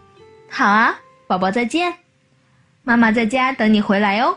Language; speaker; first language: Chinese; native; Chinese